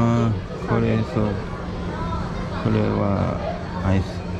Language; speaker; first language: Japanese; non-native, learner; Thai